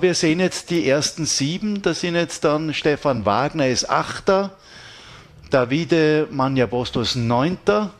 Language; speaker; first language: German; native; German